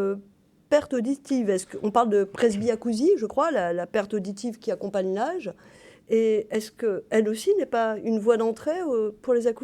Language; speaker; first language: French; native; French